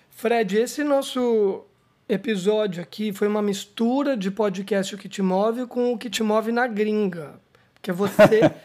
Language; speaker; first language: Portuguese; native; Portuguese